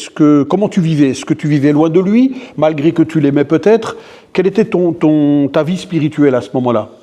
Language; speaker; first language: French; native; French